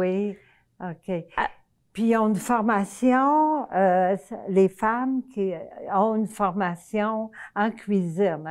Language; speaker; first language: French; native; French